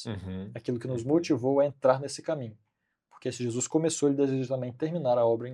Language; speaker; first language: Portuguese; native; Portuguese